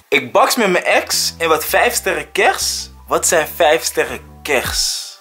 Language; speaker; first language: Dutch; early bilingual, other home language; Akan